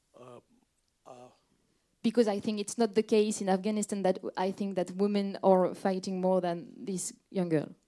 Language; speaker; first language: English; non-native, fluent; French